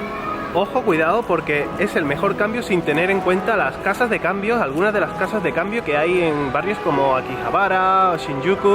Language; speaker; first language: Spanish; native; Spanish